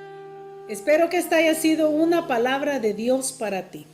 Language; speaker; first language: Spanish; native; Spanish